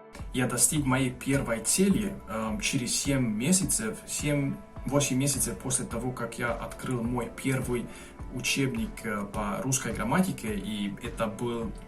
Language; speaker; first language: Russian; non-native, fluent; Hungarian